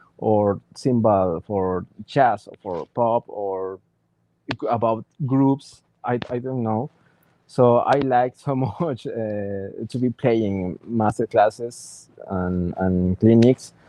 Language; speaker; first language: English; non-native, learner; Spanish